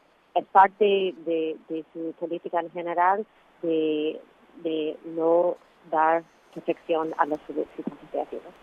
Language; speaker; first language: Spanish; non-native, fluent; English